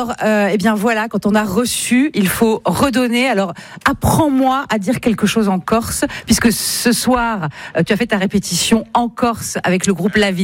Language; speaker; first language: French; native; French